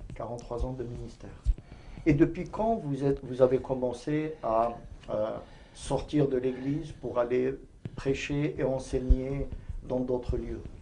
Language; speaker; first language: French; native; French